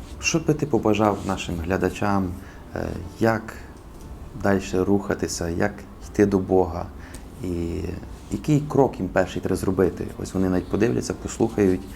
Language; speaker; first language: Ukrainian; native; Ukrainian